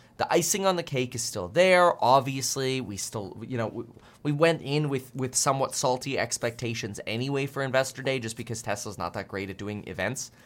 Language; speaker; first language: English; native; English